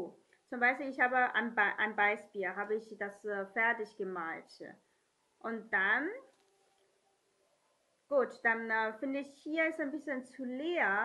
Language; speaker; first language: German; non-native, learner; Chinese